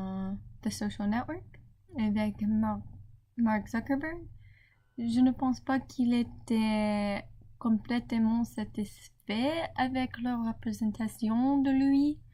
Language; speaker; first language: French; non-native, learner; English